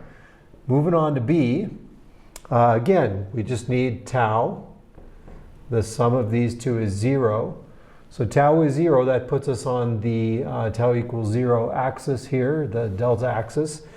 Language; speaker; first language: English; native; English